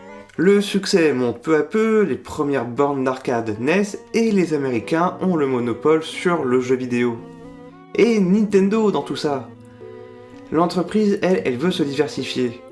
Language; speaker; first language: French; native; French